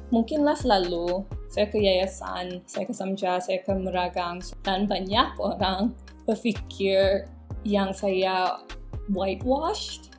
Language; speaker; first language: Malay; non-native, local second language; English